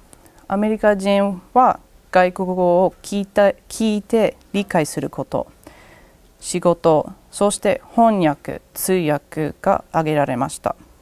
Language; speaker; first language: Japanese; non-native, learner; English